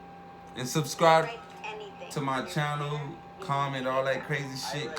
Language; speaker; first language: English; native; English